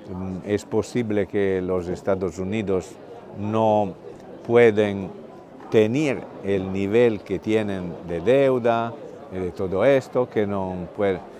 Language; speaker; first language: Spanish; non-native, fluent; Italian